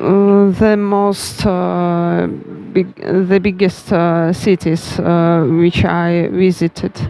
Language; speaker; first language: English; non-native, learner; Russian